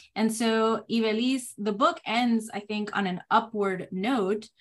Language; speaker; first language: English; non-native, fluent; Spanish